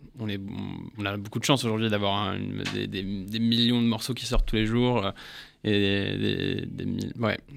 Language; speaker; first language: French; early bilingual, heritage; English